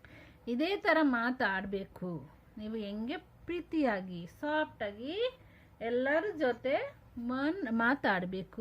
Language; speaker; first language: Kannada; non-native, local second language; Hindi